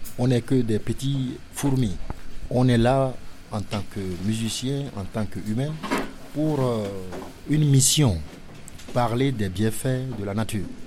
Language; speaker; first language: French; non-native, local second language; Ewe